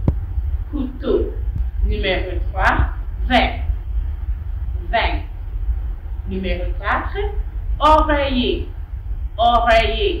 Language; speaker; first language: French; non-native, fluent; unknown